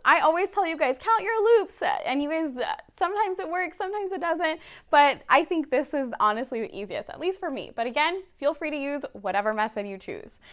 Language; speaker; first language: English; early bilingual, other home language; Spanish